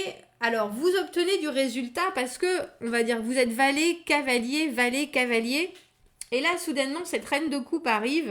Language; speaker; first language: French; native; French